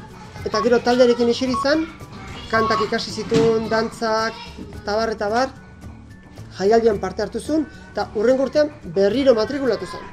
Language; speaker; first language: Basque; native; Basque